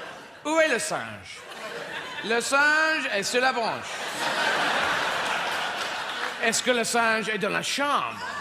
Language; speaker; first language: French; non-native, learner; English